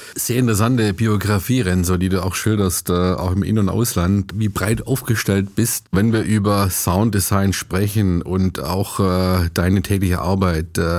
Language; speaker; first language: German; native; German